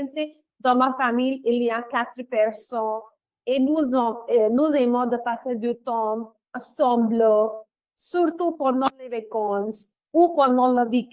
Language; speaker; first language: French; non-native, fluent; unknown